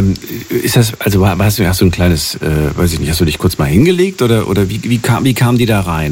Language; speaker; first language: German; native; German